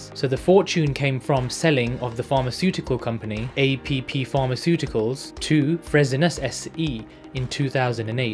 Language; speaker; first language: English; native; English